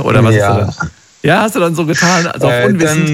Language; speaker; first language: German; native; German